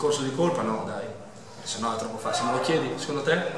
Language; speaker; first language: Italian; native; Italian